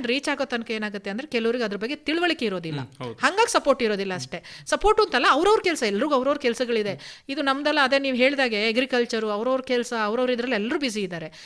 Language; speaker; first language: Kannada; non-native, local second language; Kodava